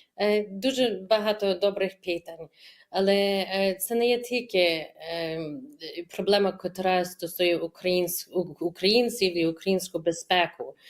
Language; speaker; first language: Ukrainian; early bilingual, heritage; Ukrainian